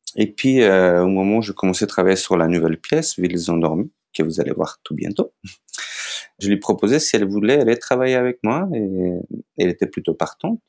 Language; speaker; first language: French; non-native, fluent; Macedonian